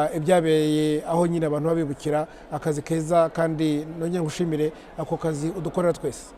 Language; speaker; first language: Kinyarwanda; native; Kinyarwanda